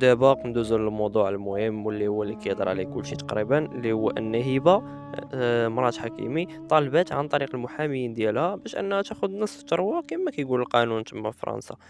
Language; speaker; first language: Arabic; native; Arabic